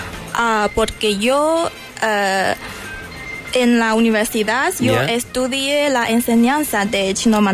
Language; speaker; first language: Spanish; non-native, learner; Chinese